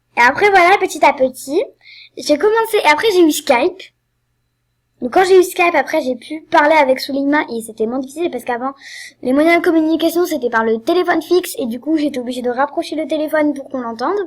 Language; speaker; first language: French; native; French